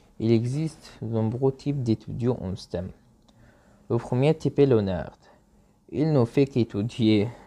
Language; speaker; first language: French; non-native, learner; Arabic